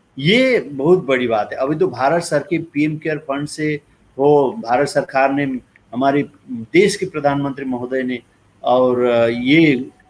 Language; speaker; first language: Hindi; non-native, local second language; Nepali